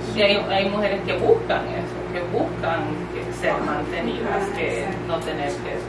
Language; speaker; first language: Spanish; early bilingual, heritage; Spanish